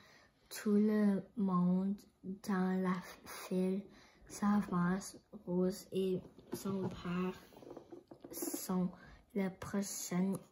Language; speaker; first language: French; non-native, learner; English